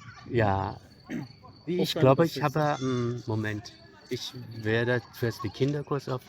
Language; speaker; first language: German; non-native, fluent; Chinese